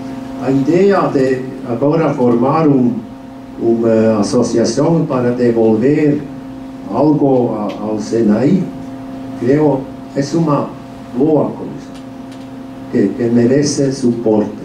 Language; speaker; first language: Portuguese; non-native, fluent; German